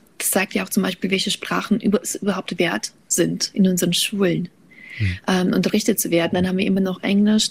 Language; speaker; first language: German; early bilingual, other home language; Russian